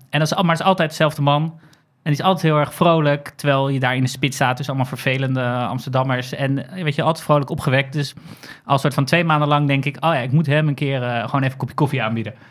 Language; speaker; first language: Dutch; native; Dutch